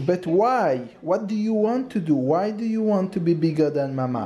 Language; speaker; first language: English; non-native, fluent; French